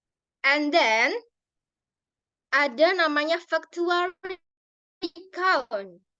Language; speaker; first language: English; non-native, learner; Indonesian